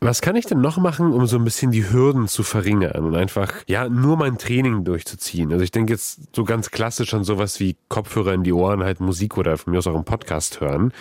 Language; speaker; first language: German; native; German